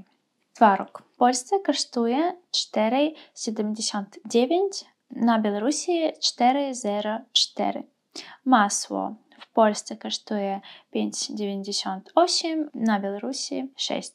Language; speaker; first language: Polish; non-native, fluent; Russian